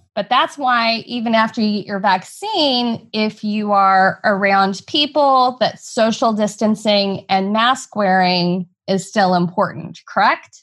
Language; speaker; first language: English; native; English